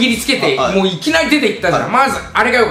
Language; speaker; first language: Japanese; native; Japanese